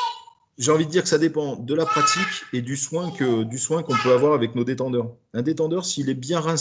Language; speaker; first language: French; native; French